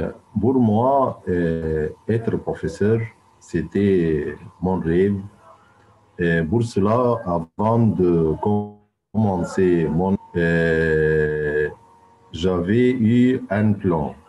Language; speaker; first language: French; non-native, fluent; Arabic